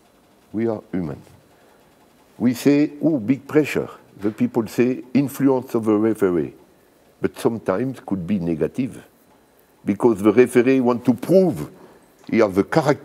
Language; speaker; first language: English; non-native, learner; French